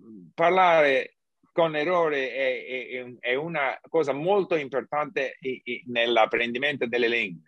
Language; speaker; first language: Italian; non-native, learner; English